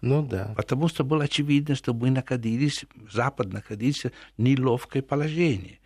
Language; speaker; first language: Russian; non-native, fluent; Italian